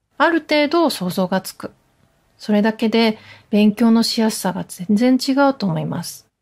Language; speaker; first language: Japanese; native; Japanese